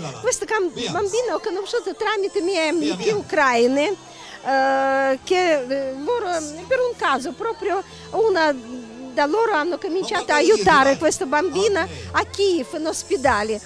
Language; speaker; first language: Italian; non-native, learner; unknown